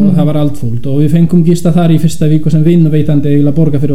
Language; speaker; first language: Icelandic; non-native, fluent; Polish